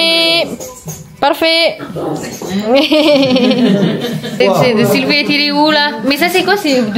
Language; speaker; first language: French; non-native, learner; Indonesian